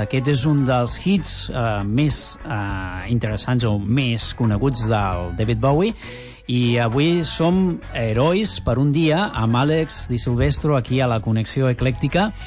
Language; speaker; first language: Catalan; native; Catalan